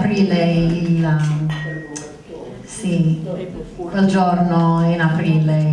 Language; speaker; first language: Italian; non-native, fluent; English